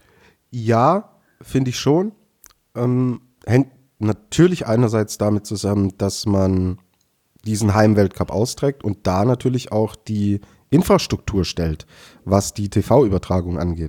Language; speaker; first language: German; native; German